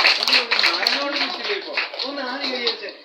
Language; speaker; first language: Malayalam; native; Malayalam